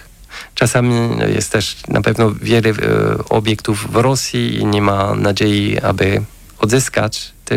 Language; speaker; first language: Polish; non-native, fluent; French